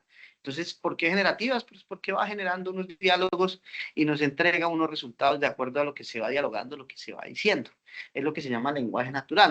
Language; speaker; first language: Spanish; native; Spanish